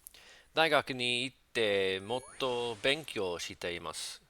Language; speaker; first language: Japanese; non-native, learner; English